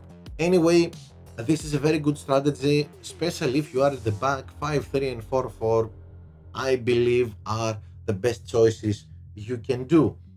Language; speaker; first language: English; non-native, fluent; Greek